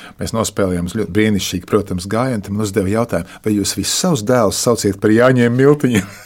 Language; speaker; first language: Latvian; native; Latvian